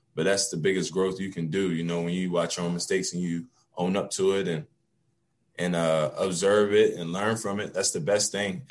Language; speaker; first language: English; native; English